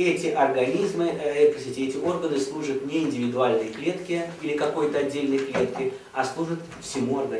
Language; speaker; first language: Russian; native; Russian